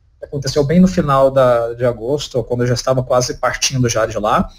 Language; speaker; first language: Portuguese; native; Portuguese